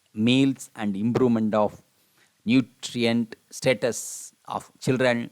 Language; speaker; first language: English; non-native, local second language; Tamil